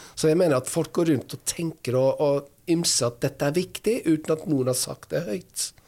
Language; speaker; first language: Norwegian; non-native, fluent; English